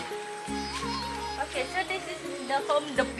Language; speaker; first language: English; non-native, learner; Indonesian